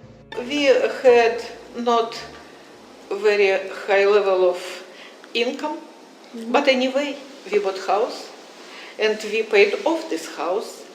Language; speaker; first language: English; non-native, learner; Russian